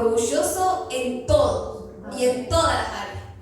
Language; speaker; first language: Spanish; native; Spanish